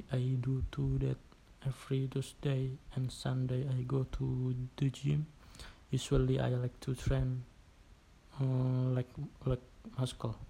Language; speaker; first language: English; non-native, learner; Indonesian